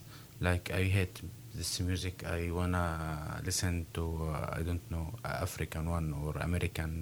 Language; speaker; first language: English; non-native, learner; Arabic